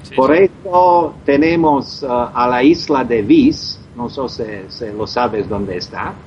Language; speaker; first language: Spanish; non-native, learner; Croatian